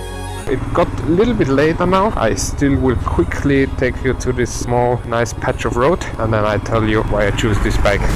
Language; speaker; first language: English; non-native, fluent; German